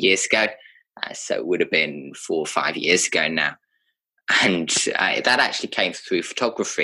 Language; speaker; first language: English; native; English